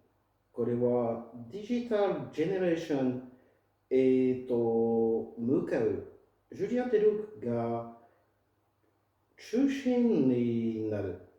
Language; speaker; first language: Japanese; non-native, fluent; French